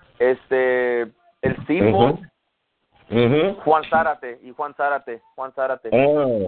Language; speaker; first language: Spanish; early bilingual, heritage; Spanish